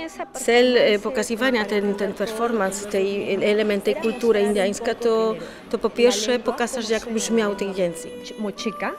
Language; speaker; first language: Polish; non-native, learner; Spanish